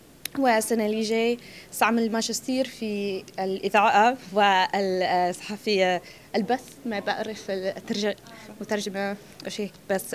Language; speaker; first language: Arabic; non-native, fluent; English